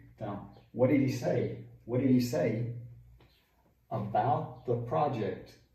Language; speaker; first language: English; native; English